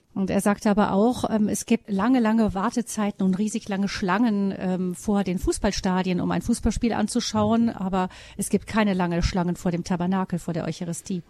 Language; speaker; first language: German; native; German